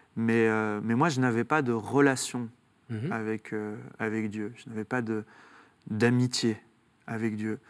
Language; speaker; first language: French; native; French